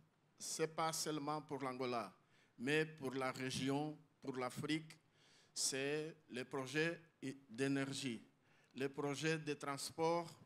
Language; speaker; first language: French; non-native, learner; Portuguese